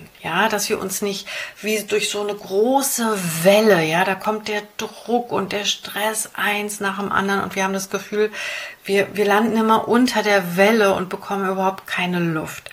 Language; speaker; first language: German; native; German